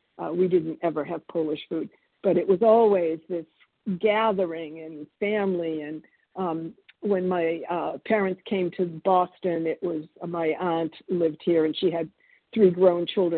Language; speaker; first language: English; early bilingual, other home language; Italian